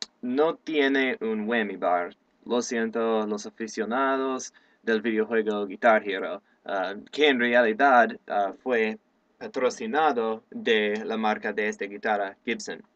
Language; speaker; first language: Spanish; non-native, learner; English